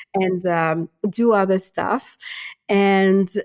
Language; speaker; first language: English; non-native, fluent; Malagasy